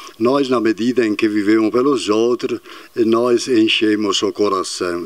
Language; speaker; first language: Portuguese; non-native, fluent; Italian